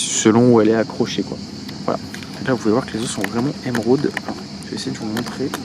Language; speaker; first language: French; native; French